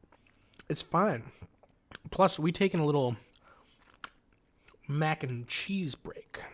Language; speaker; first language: English; native; English